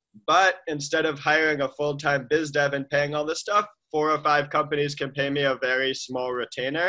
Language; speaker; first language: English; native; English